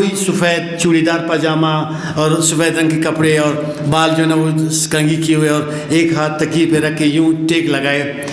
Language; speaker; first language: Urdu; non-native, local second language; Brahui